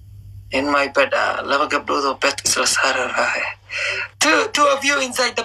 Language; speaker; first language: English; non-native, learner; Somali